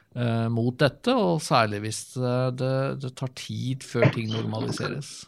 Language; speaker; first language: Norwegian; native; Norwegian